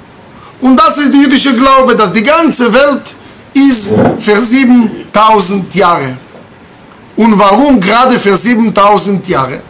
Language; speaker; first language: German; non-native, fluent; Hebrew